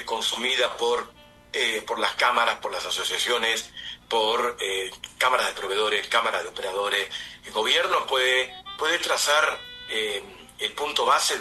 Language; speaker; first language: Spanish; native; Spanish